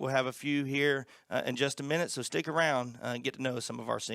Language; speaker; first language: English; native; English